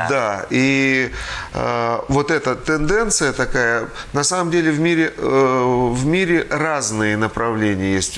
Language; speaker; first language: Russian; native; Russian